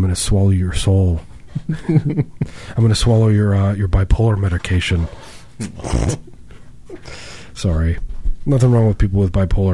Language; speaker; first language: English; native; English